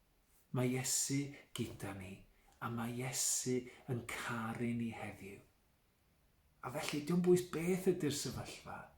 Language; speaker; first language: Welsh; native; Welsh